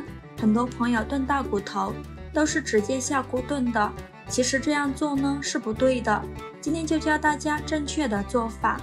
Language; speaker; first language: Chinese; native; Chinese